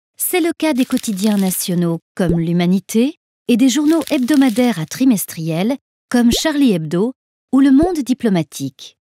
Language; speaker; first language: French; native; French